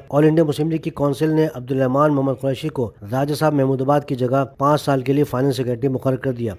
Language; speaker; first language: Urdu; native; Urdu